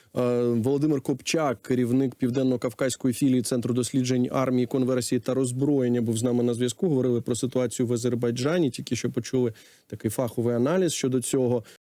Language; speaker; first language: Ukrainian; native; Ukrainian